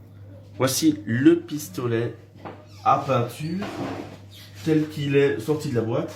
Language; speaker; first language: French; native; French